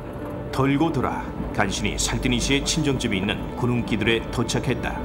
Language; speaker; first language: Korean; native; Korean